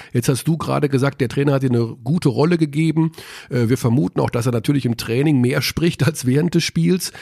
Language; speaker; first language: German; native; German